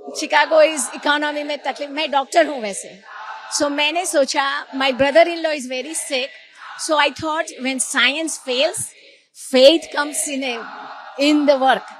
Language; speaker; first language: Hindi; non-native, local second language; Gujarati